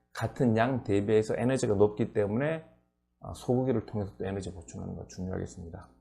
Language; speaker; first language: Korean; native; Korean